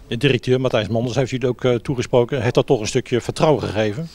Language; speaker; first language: Dutch; native; Dutch